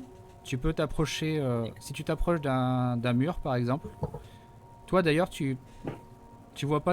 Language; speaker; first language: French; native; French